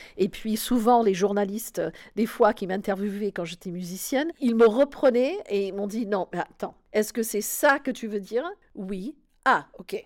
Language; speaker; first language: French; non-native, fluent; English